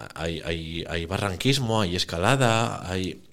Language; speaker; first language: Spanish; native; Spanish